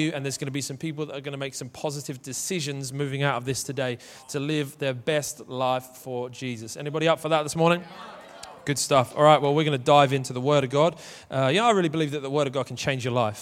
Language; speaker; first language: English; native; English